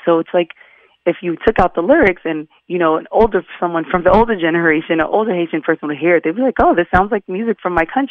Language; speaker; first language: English; early bilingual, other home language; Haitian Creole